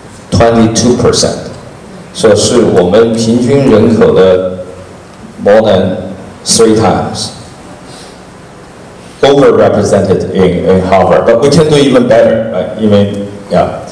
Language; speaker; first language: English; non-native, fluent; Chinese